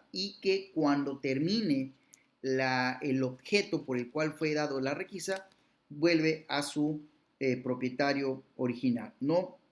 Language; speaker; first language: Spanish; native; Spanish